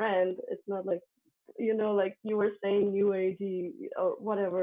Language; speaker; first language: English; non-native, fluent; Spanish